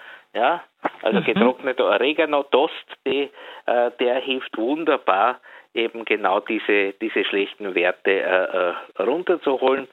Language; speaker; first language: German; native; German